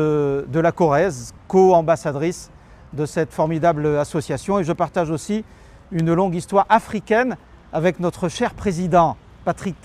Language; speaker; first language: French; native; French